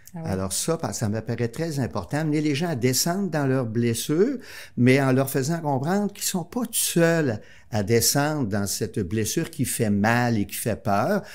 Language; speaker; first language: French; native; French